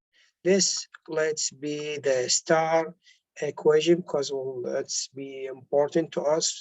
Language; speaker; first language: English; non-native, local second language; Arabic